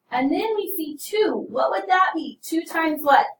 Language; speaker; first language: English; native; English